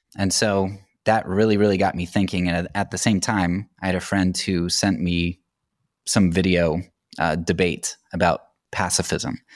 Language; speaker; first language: English; native; English